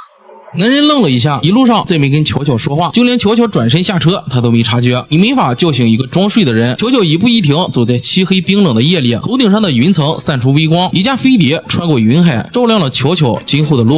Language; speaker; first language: Chinese; native; Chinese